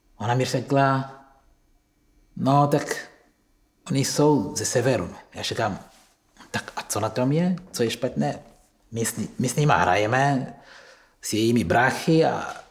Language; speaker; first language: Czech; non-native, fluent; Kongo